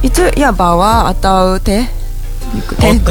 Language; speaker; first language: Indonesian; non-native, learner; Japanese